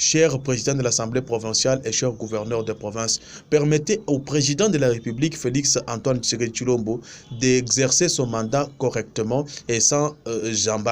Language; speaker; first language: French; non-native, local second language; Luba-Lulua